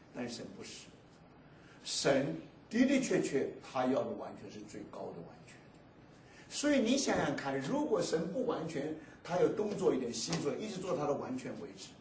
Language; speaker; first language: Chinese; native; Chinese